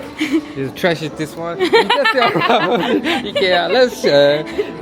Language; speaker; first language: English; non-native, learner; Korean